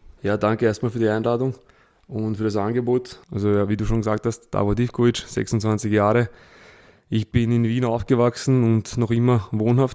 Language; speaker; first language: German; early bilingual, other home language; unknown